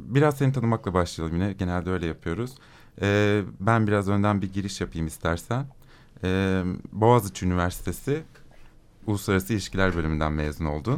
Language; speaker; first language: Turkish; native; Turkish